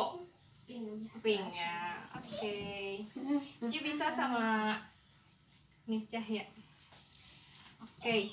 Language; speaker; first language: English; non-native, learner; Indonesian